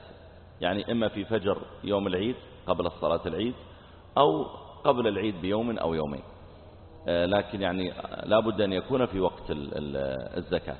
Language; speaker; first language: Arabic; native; Arabic